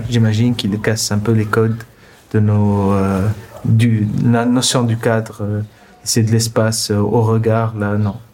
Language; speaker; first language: French; non-native, local second language; Arabic